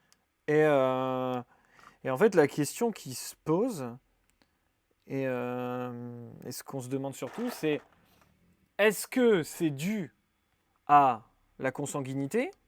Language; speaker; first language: French; native; French